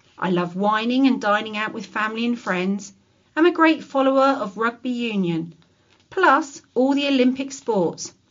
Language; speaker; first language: English; native; English